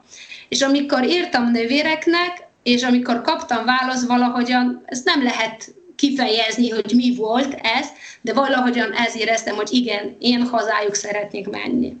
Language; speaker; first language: Hungarian; non-native, fluent; Polish